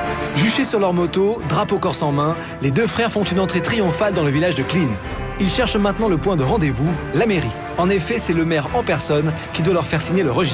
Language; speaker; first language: French; native; French